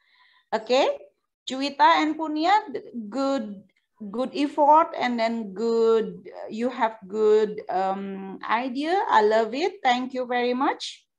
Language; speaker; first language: English; non-native, fluent; Indonesian